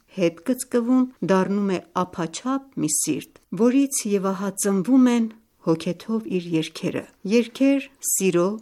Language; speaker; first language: Armenian; early bilingual, heritage; Armenian